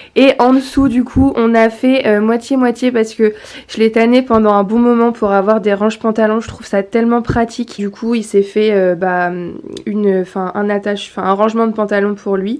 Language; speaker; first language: French; native; French